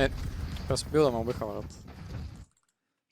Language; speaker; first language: Bulgarian; native; Bulgarian